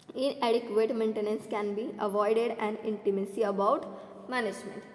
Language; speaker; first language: English; non-native, local second language; Marathi